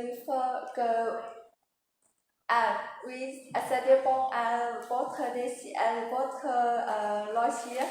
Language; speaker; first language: French; non-native, learner; Vietnamese